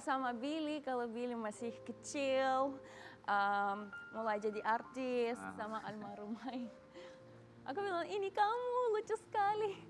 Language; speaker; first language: Indonesian; non-native, learner; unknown